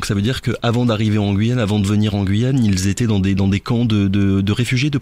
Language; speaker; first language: French; native; French